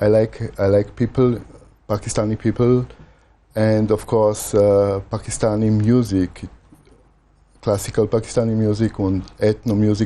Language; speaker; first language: English; non-native, learner; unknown